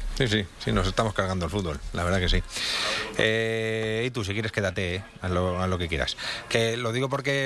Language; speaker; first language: Spanish; native; Spanish